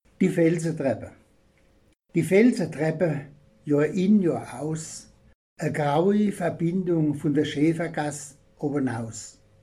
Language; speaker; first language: German; native; German